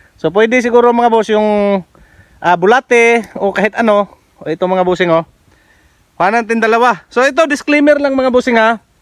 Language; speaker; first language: Filipino; non-native, local second language; Cebuano